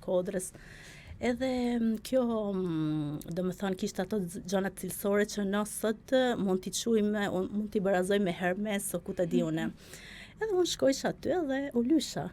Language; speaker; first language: Albanian; early bilingual, heritage; Albanian